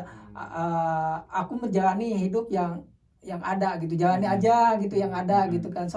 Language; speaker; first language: Indonesian; native; Indonesian